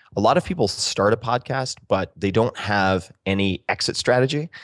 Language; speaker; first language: English; native; English